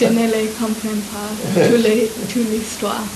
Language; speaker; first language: French; non-native, learner; English